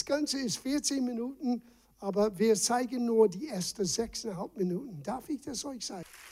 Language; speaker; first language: German; non-native, fluent; English